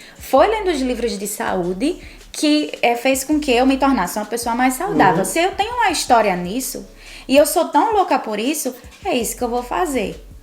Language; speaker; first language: Portuguese; native; Portuguese